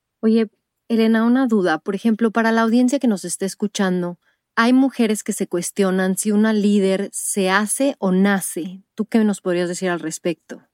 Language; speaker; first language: Spanish; native; Spanish